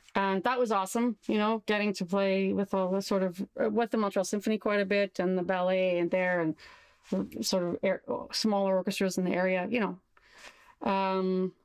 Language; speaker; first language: English; native; English